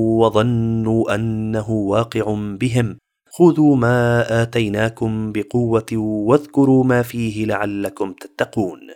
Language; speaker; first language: Arabic; native; Arabic